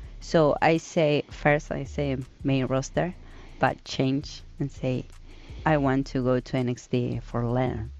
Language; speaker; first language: English; non-native, learner; Spanish